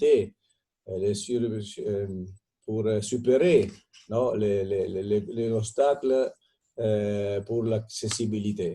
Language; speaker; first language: French; non-native, fluent; Italian